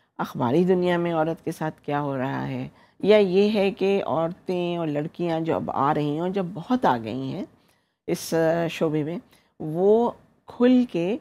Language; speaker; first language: Urdu; native; Urdu